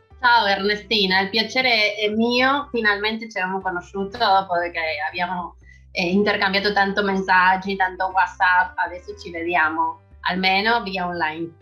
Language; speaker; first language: Italian; non-native, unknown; Spanish